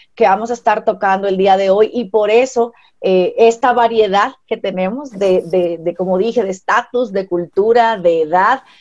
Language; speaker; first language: Spanish; native; Spanish